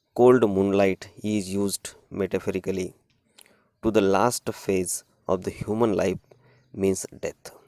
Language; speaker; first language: English; non-native, local second language; Marathi